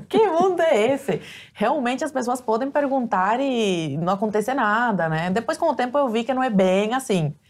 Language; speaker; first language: Portuguese; early bilingual, other home language; Spanish